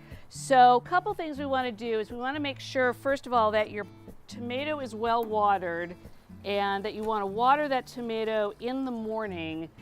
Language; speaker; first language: English; native; English